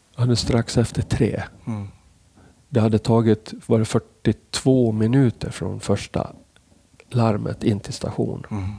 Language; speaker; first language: Swedish; native; Swedish